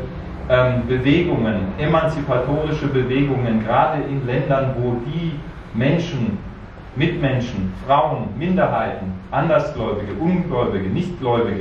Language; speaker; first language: German; native; German